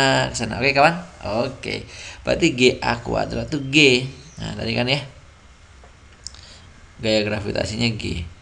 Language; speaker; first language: Indonesian; native; Indonesian